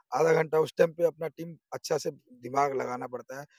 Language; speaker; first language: Hindi; native; Hindi